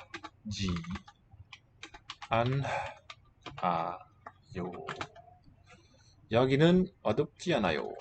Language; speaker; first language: Korean; non-native, learner; English